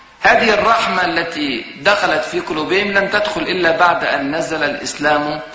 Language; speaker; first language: Arabic; native; Arabic